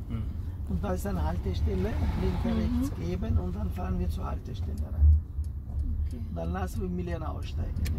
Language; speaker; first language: German; non-native, fluent; Turkish